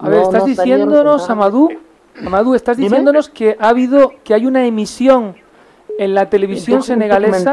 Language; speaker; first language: Spanish; native; Spanish